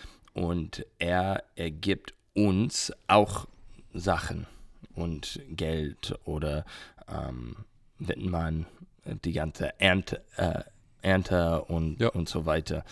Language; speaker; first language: German; non-native, learner; English